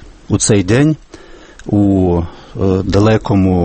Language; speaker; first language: Ukrainian; non-native, fluent; Lithuanian